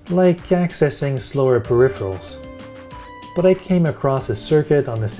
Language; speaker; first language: English; native; English